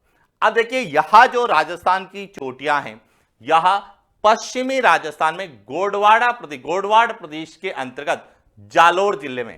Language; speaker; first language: Hindi; native; Hindi